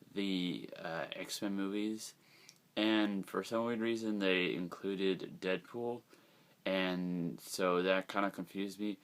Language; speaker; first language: English; native; English